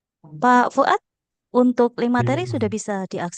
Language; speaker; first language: Indonesian; native; Indonesian